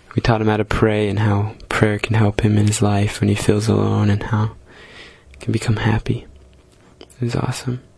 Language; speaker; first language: English; native; English